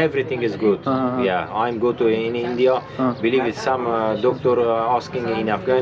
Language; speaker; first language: English; non-native, learner; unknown